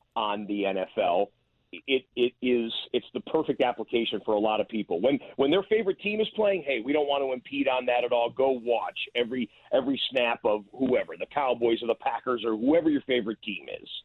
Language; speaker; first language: English; native; English